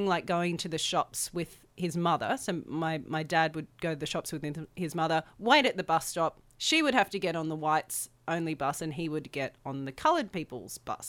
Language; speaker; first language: English; native; English